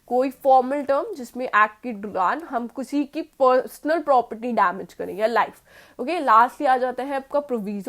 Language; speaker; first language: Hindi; native; Hindi